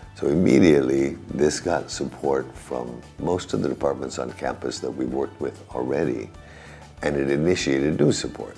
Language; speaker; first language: English; native; English